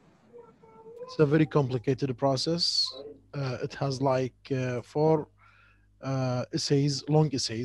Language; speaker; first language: English; non-native, fluent; Arabic